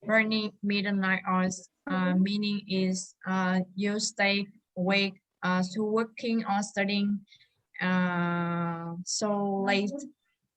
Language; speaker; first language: English; non-native, learner; Vietnamese